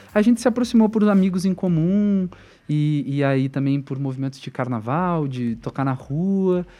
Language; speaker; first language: Portuguese; native; Portuguese